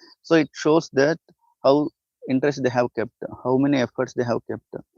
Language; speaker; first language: English; non-native, local second language; Telugu